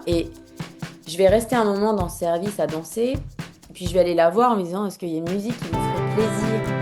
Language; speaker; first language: French; native; French